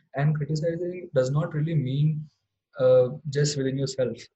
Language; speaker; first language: English; non-native, local second language; Hindi